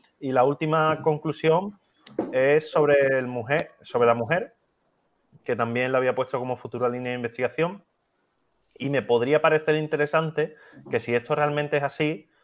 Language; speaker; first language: Spanish; native; Spanish